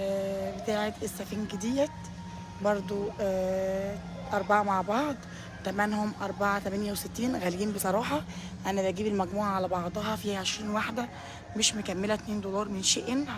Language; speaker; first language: Arabic; native; Arabic